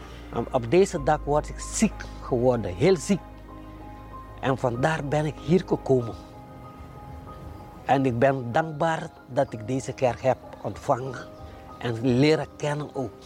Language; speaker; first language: Dutch; non-native, local second language; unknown